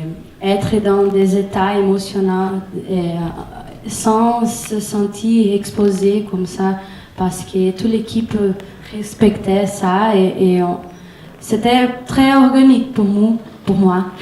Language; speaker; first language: French; non-native, fluent; Portuguese